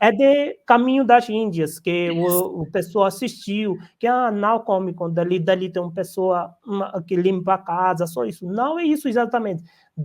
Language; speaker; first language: Portuguese; non-native, learner; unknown